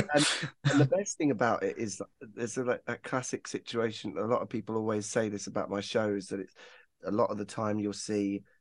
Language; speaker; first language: English; native; English